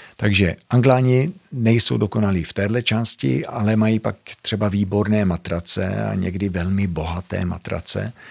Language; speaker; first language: Czech; early bilingual, heritage; Czech